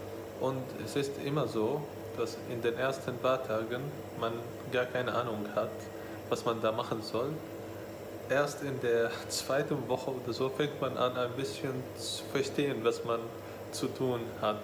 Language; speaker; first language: German; non-native, fluent; Arabic